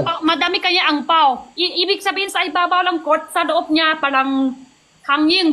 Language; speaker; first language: Filipino; non-native, learner; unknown